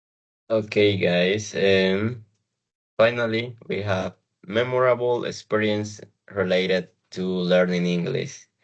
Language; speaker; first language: English; non-native, learner; Spanish